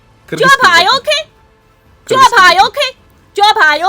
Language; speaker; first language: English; non-native, learner; Chinese